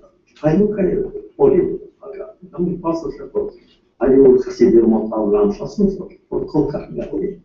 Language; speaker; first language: Hebrew; non-native, fluent; Yiddish